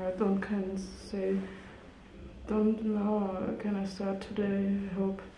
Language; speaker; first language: English; non-native, learner; German